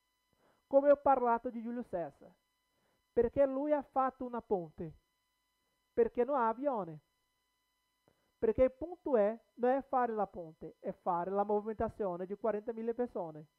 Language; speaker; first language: Italian; non-native, learner; Portuguese